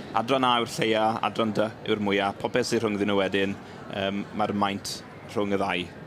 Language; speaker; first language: Welsh; native; Welsh